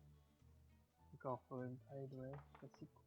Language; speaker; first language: French; native; French